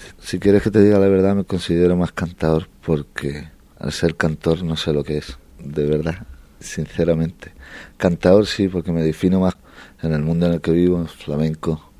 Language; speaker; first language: Spanish; native; Spanish